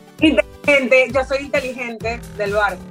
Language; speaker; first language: Spanish; native; Spanish